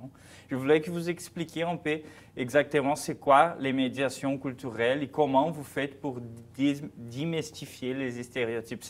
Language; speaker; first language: French; non-native, fluent; Portuguese